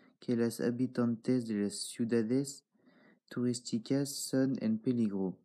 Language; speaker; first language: Spanish; non-native, learner; French